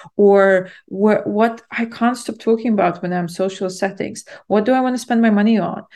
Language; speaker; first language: English; non-native, fluent; Latvian